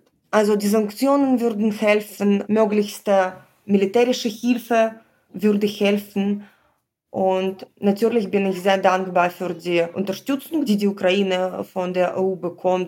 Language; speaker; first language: German; non-native, fluent; Ukrainian